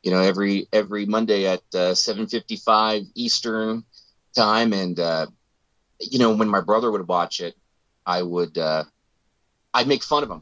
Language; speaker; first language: English; native; English